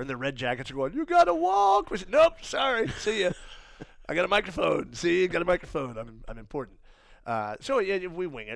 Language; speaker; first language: English; native; English